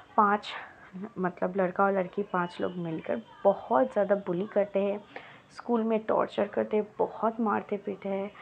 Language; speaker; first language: Hindi; non-native, local second language; Bangla